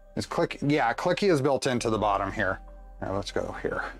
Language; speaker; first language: English; native; English